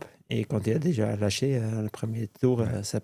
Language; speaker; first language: French; non-native, local second language; Dutch